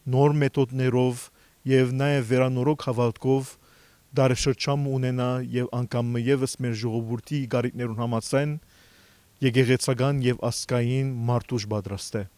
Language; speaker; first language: Armenian; native; Armenian